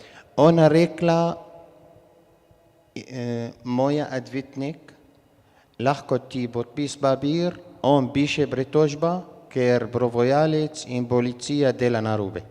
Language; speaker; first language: Slovenian; non-native, learner; Arabic